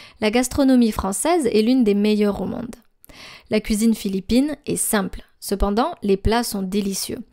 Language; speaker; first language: French; native; French